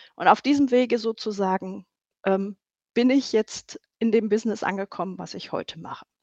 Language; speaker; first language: German; native; German